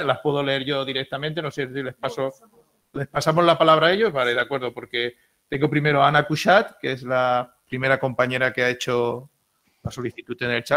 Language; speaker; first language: Spanish; native; Spanish